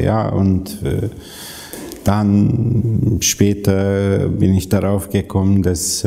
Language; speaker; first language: German; non-native, fluent; Hungarian